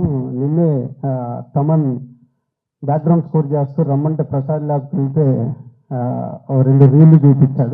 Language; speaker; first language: Telugu; native; Telugu